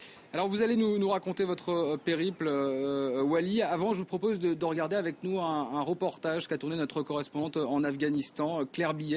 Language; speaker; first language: French; native; French